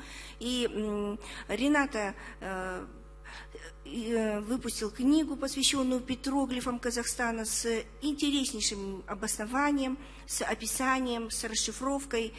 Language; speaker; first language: Russian; native; Russian